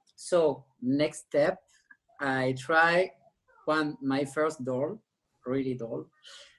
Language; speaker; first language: English; non-native, learner; French